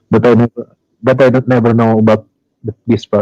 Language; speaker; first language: English; non-native, learner; Indonesian